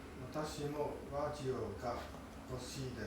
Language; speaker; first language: Japanese; non-native, learner; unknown